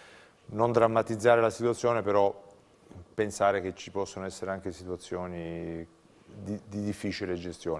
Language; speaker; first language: Italian; native; Italian